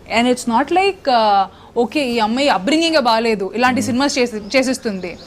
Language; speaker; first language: Telugu; non-native, local second language; Odia